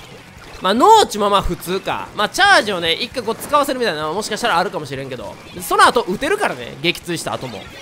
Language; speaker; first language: Japanese; native; Japanese